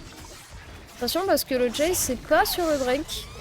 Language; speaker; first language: French; native; French